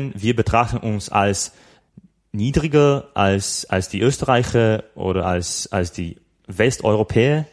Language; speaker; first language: German; non-native, fluent; Slovak